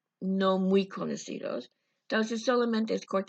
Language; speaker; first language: Spanish; non-native, fluent; English